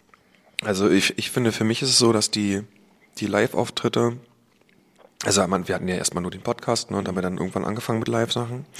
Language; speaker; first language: German; native; German